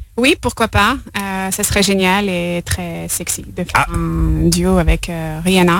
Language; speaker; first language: French; native; French